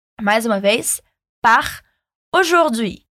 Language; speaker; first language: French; non-native, fluent; Portuguese